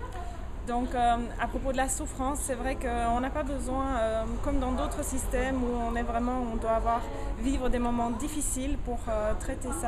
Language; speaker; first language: French; native; French